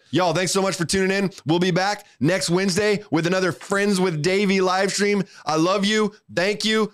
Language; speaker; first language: English; native; English